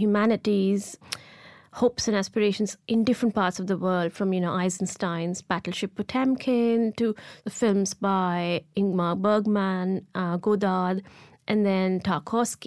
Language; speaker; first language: English; non-native, local second language; Gujarati